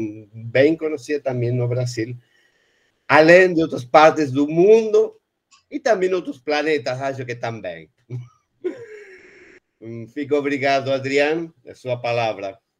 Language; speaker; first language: Portuguese; non-native, fluent; Spanish